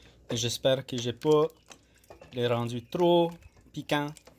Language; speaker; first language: French; non-native, fluent; English